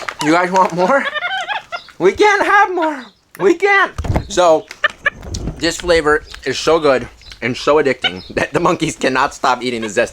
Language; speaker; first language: English; native; English